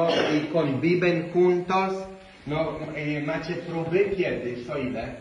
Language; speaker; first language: Spanish; non-native, fluent; Polish